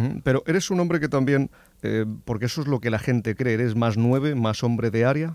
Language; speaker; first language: Spanish; native; Spanish